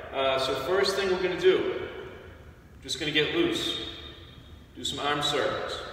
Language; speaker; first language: English; native; English